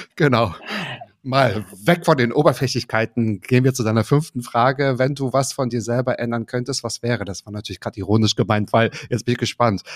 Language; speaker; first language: German; native; German